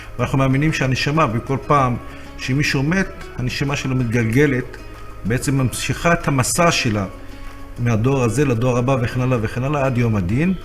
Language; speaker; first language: Hebrew; non-native, local second language; Arabic